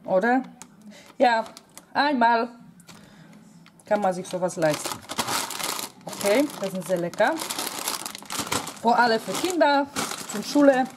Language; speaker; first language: German; non-native, fluent; Polish